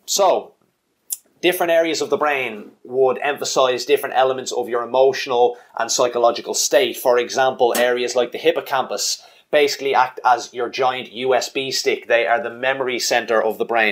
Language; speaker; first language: English; native; English